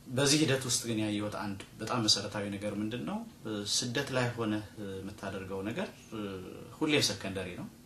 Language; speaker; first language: Amharic; native; Amharic